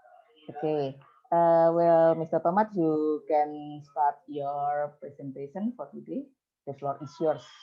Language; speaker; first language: English; non-native, fluent; Indonesian